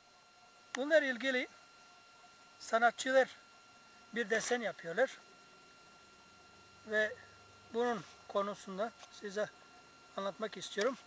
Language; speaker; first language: Turkish; non-native, fluent; English